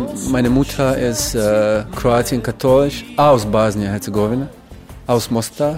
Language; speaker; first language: German; non-native, learner; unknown